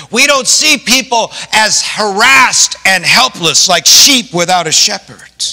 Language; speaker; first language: English; native; English